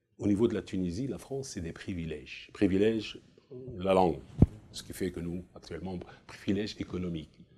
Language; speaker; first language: French; non-native, local second language; Arabic